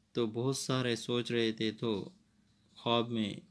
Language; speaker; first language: Hindi; non-native, local second language; Kannada